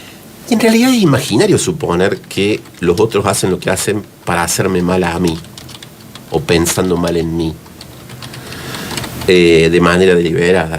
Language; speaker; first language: Spanish; native; Spanish